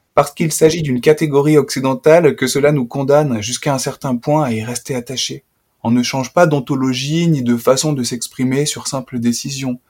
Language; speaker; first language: French; native; French